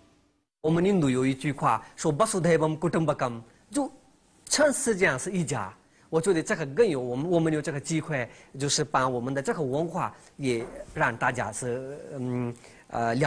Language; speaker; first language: Chinese; non-native, fluent; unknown